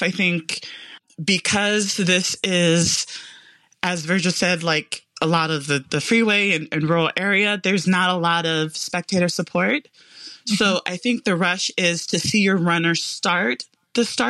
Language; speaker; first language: English; native; English